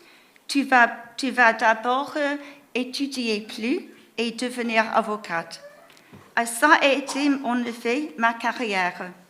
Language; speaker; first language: French; non-native, fluent; English